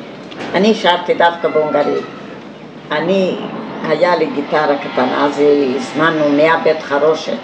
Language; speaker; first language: Hebrew; non-native, fluent; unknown